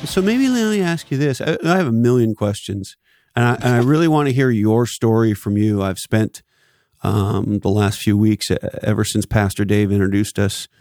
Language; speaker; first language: English; native; English